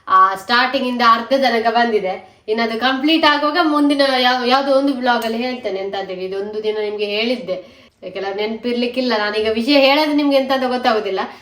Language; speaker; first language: Kannada; native; Kannada